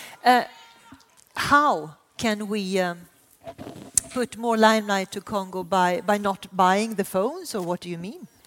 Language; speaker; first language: English; non-native, fluent; Swedish